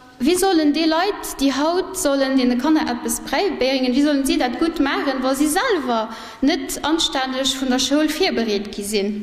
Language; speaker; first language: Luxembourgish; early bilingual, other home language; Portuguese